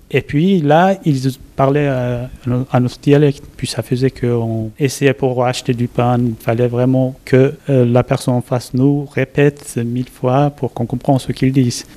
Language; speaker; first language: French; non-native, fluent; Kurdish